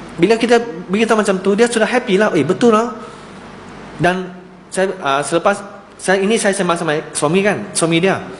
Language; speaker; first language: Malay; non-native, local second language; Chinese